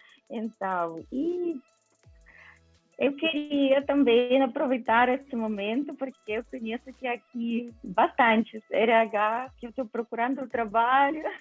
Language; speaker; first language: Portuguese; non-native, fluent; Ukrainian